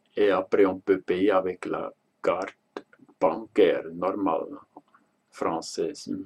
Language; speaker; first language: French; non-native, local second language; Swiss German